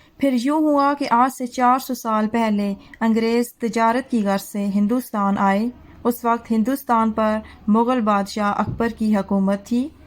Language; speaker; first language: Urdu; non-native, local second language; Punjabi